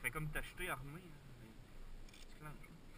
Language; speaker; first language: French; native; French